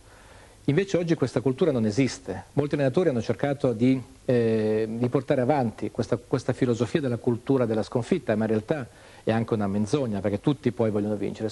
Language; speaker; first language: Italian; native; Italian